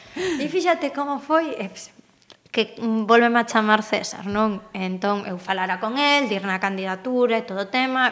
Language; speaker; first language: Galician; native; Galician